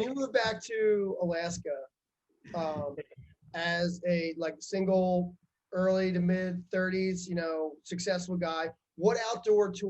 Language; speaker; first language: English; native; English